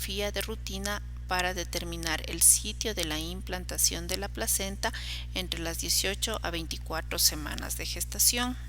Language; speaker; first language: Spanish; native; Spanish